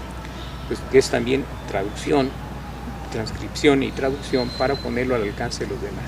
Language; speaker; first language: Spanish; native; Spanish